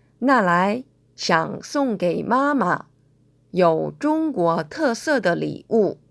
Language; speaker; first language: Chinese; non-native, fluent; Korean